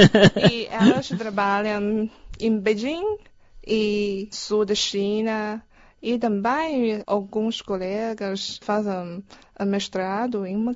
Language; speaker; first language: Portuguese; non-native, learner; Chinese